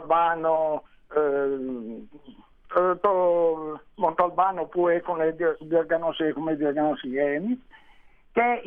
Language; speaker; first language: Greek; non-native, learner; Italian